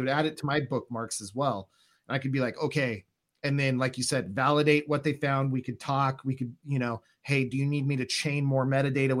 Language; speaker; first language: English; native; English